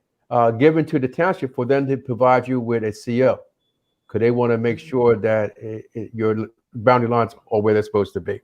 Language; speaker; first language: English; native; English